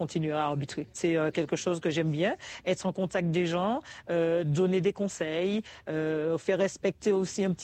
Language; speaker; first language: French; native; French